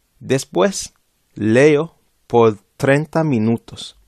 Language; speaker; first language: Spanish; non-native, fluent; English